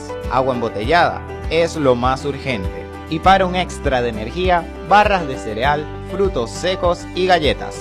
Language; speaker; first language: Spanish; native; Spanish